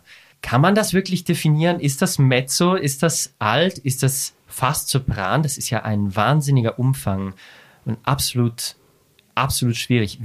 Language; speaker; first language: German; native; German